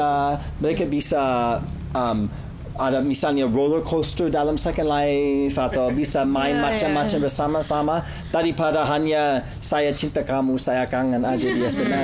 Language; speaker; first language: Indonesian; non-native, fluent; English